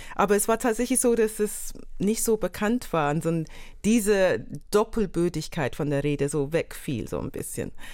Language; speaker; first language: German; non-native, fluent; English